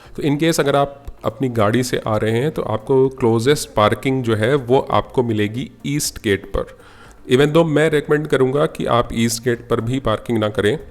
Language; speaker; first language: Hindi; native; Hindi